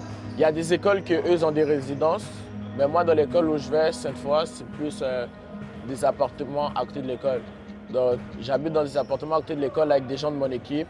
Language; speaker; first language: French; native; French